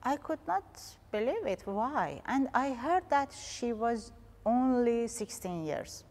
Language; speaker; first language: English; non-native, learner; Persian